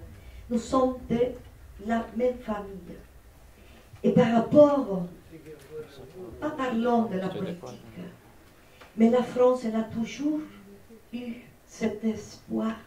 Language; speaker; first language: French; non-native, fluent; Spanish